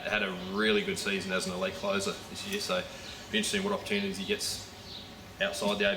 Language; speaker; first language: English; native; English